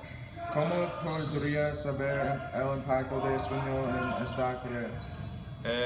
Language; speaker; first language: Spanish; non-native, learner; English